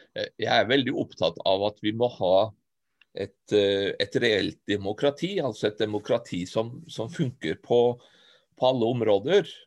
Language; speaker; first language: Norwegian; native; Norwegian